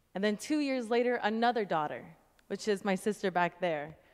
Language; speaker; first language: English; native; English